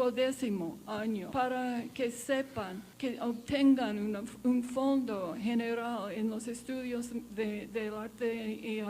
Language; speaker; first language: Spanish; non-native, fluent; English